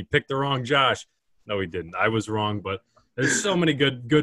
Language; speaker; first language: English; native; English